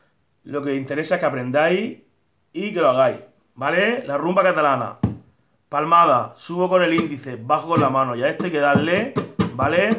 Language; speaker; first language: Spanish; native; Spanish